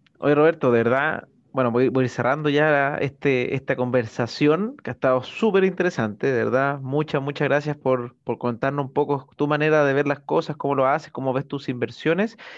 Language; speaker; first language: Spanish; native; Spanish